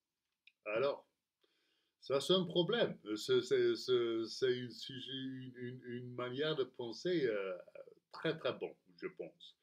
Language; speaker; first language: French; non-native, learner; Spanish